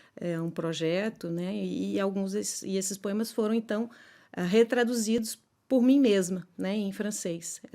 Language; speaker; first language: Portuguese; native; Portuguese